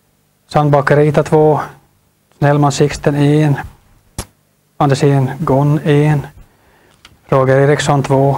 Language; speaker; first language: Swedish; native; Swedish